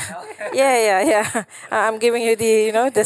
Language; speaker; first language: English; non-native, local second language; Malay